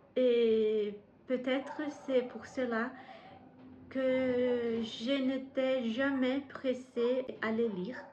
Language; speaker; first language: French; non-native, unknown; Portuguese